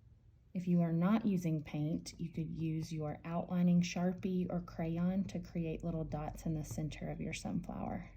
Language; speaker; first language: English; native; English